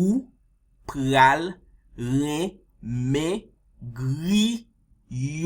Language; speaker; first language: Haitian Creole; early bilingual, heritage; Haitian Creole